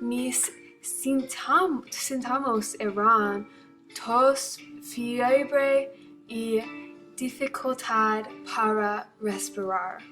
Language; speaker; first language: Spanish; non-native, learner; English